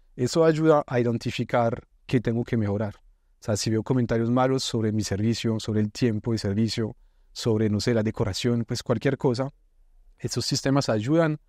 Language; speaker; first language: Spanish; non-native, fluent; French